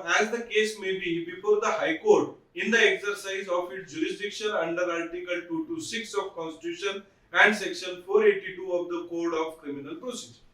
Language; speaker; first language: English; non-native, local second language; Marathi